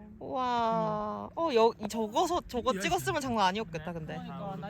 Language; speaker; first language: Korean; native; Korean